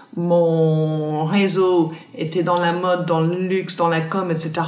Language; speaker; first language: French; non-native, fluent; English